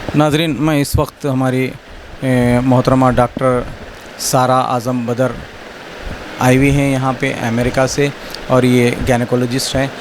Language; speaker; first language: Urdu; native; Urdu